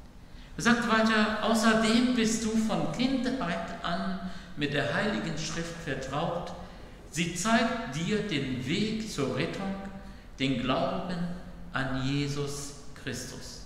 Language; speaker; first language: German; non-native, fluent; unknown